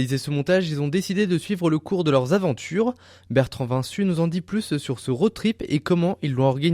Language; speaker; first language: French; native; French